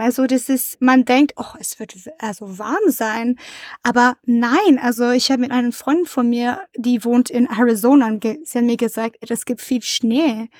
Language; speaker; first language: German; non-native, learner; French